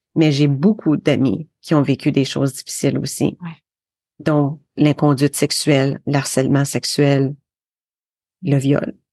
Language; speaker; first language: French; native; French